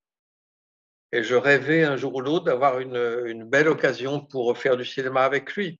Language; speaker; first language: French; native; French